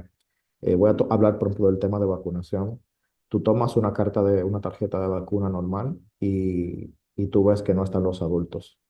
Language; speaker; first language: Spanish; native; Spanish